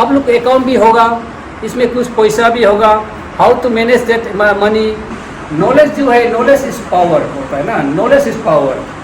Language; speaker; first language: Hindi; non-native, local second language; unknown